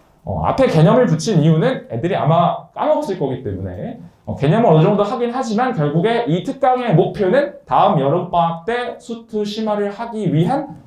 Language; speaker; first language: Korean; native; Korean